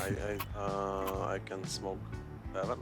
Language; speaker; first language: English; non-native, learner; Ukrainian